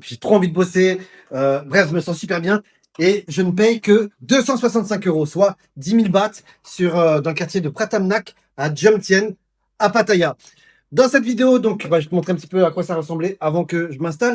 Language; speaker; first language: French; native; French